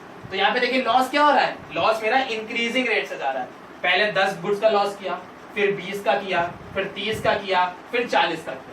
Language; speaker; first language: Hindi; native; Hindi